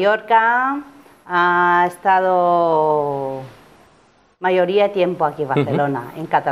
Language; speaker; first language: Spanish; non-native, learner; Chinese